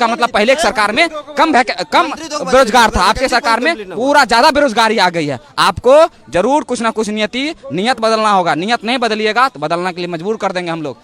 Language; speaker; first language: Hindi; native; Hindi